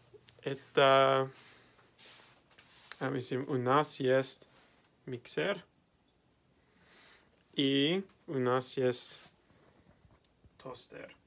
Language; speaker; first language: Russian; non-native, learner; English